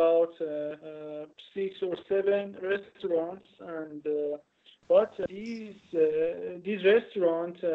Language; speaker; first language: English; non-native, learner; Persian